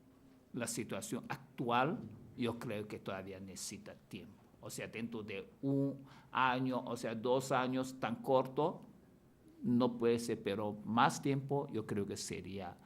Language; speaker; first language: Spanish; non-native, fluent; Chinese